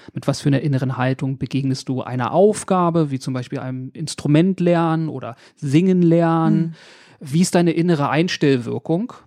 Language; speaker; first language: German; native; German